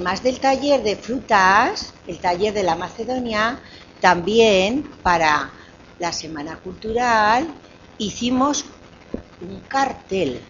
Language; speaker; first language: Spanish; native; Spanish